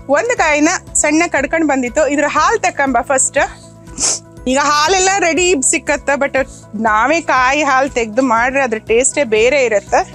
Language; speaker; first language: Kannada; native; Kannada